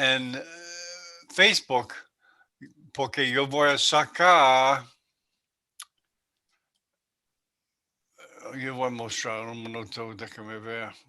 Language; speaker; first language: Spanish; non-native, learner; English